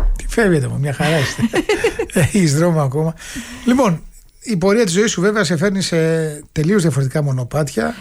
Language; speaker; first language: Greek; native; Greek